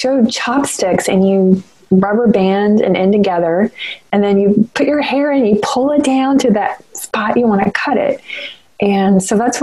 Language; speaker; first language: English; native; English